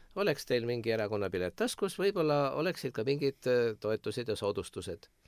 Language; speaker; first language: Estonian; native; Estonian